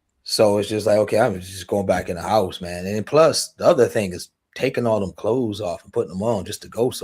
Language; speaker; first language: English; native; English